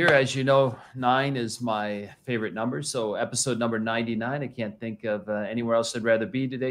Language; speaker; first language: English; native; English